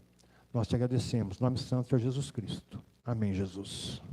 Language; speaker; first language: Portuguese; native; Portuguese